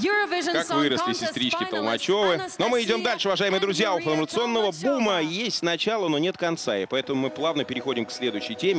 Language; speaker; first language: Russian; native; Russian